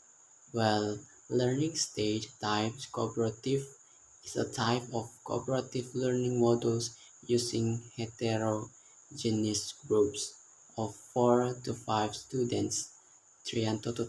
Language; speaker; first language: English; non-native, learner; Indonesian